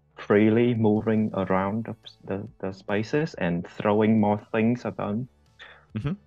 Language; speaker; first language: English; non-native, fluent; Vietnamese